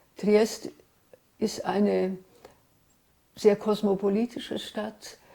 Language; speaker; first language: German; early bilingual, other home language; Hungarian